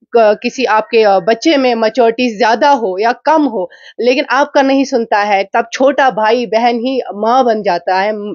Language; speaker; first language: Hindi; non-native, local second language; Kashmiri